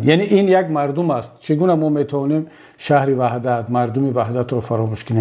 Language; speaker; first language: Persian; native; Persian